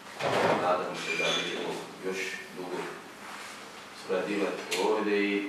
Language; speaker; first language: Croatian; non-native, fluent; Portuguese